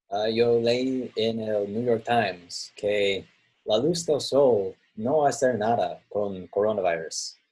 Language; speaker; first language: Spanish; non-native, learner; English